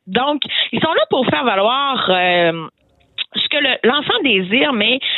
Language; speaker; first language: French; native; French